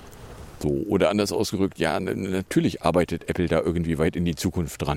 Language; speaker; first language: German; native; German